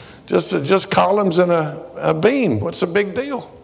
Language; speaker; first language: English; native; English